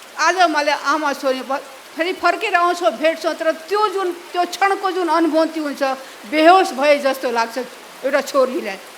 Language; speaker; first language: Nepali; non-native, local second language; Maithili